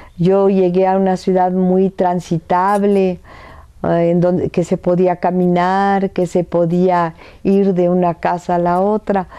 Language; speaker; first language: Spanish; early bilingual, other home language; French